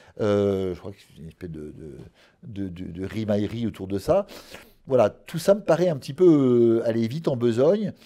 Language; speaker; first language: French; native; French